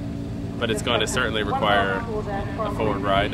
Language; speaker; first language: English; native; English